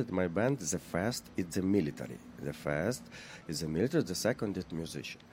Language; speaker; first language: English; non-native, learner; Ukrainian